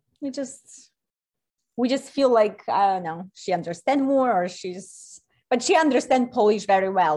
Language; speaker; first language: English; non-native, fluent; Polish